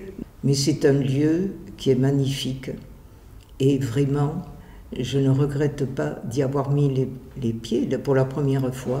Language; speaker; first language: French; native; French